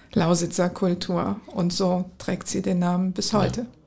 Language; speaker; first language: German; native; German